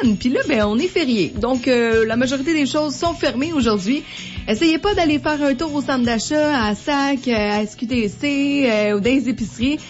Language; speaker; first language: French; native; French